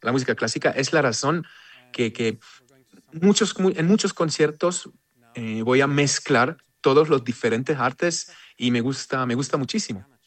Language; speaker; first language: Spanish; non-native, fluent; Hebrew